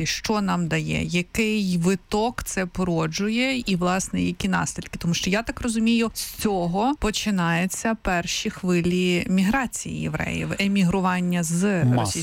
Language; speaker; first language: Ukrainian; native; Ukrainian